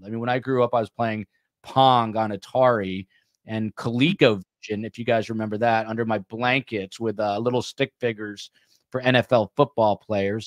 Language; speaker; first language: English; native; English